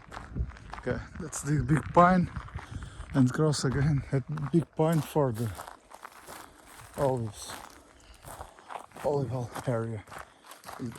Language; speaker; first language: English; non-native, learner; Portuguese